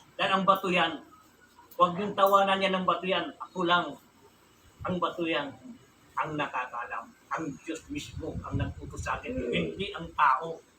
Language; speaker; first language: Filipino; non-native, local second language; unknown